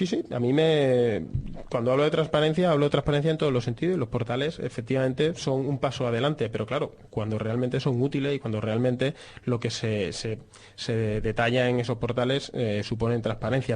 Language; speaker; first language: Spanish; native; Spanish